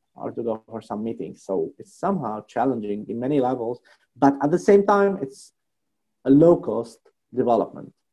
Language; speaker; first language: English; non-native, fluent; Arabic